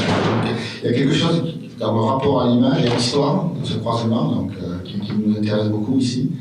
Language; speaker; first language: French; native; French